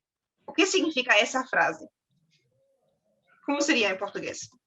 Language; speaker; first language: Portuguese; non-native, fluent; German